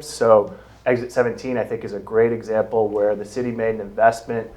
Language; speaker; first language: English; native; English